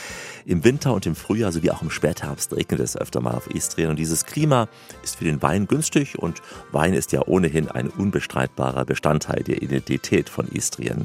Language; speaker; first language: German; native; German